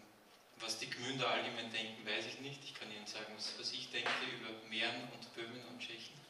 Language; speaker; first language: German; native; German